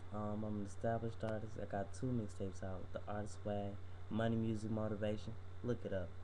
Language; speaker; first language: English; native; English